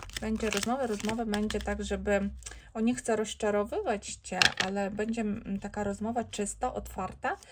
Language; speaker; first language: Polish; non-native, learner; Ukrainian